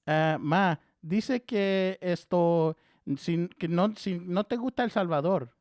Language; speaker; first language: Spanish; early bilingual, other home language; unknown